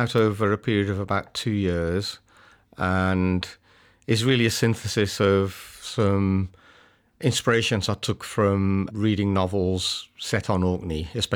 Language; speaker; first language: English; native; English